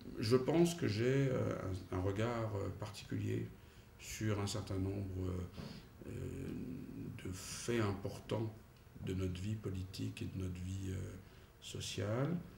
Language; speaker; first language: French; early bilingual, other home language; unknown